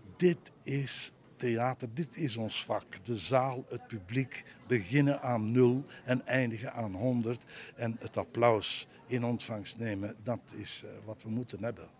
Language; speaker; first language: Dutch; native; Dutch